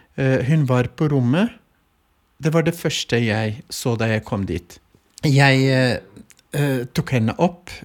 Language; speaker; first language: Norwegian; non-native, fluent; Arabic